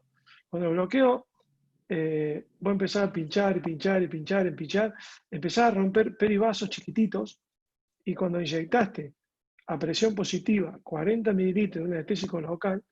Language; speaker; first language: Spanish; native; Spanish